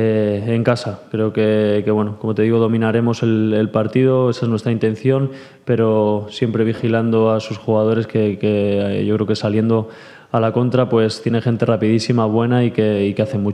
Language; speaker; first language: Spanish; native; Spanish